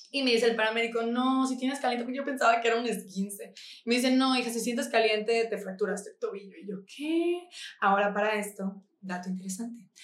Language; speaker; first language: Spanish; native; Spanish